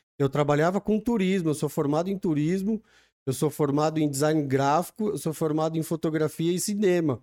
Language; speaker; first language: Portuguese; native; Portuguese